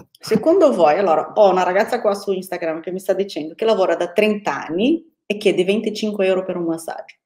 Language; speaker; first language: Italian; non-native, fluent; Portuguese